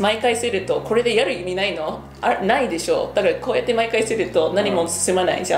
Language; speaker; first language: Japanese; non-native, fluent; English